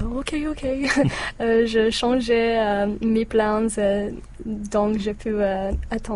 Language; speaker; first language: French; non-native, learner; English